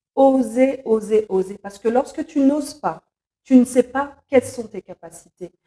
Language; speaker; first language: French; non-native, local second language; Lingala